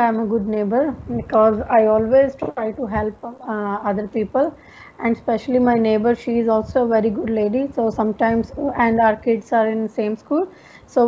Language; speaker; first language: English; non-native, local second language; Punjabi